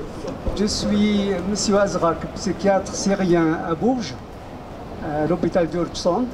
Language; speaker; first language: French; non-native, fluent; Arabic